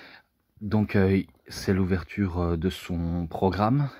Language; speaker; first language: French; native; French